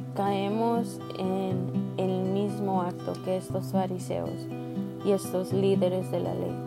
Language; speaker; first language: Spanish; early bilingual, heritage; Spanish